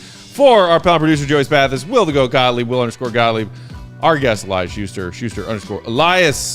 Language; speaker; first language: English; native; English